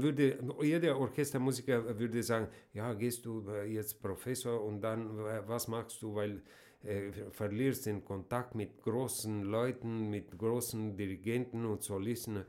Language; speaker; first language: German; non-native, fluent; Romanian